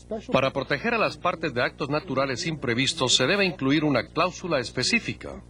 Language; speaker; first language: Spanish; native; Spanish